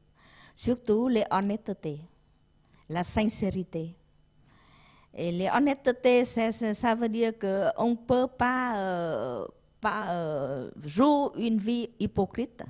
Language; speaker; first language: French; non-native, learner; Vietnamese